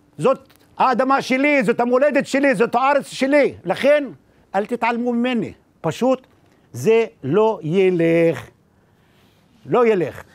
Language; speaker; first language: Hebrew; non-native, local second language; Arabic